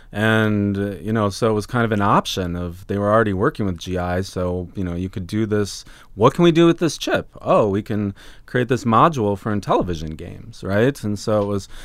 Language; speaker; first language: English; native; English